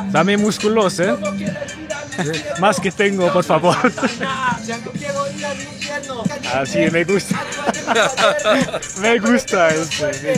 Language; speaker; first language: Spanish; non-native, learner; French